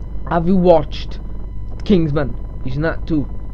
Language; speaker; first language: English; native; English